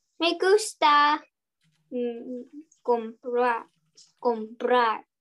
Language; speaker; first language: Spanish; non-native, learner; English